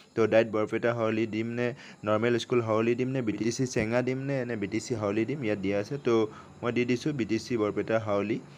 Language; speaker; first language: Assamese; non-native, local second language; Karbi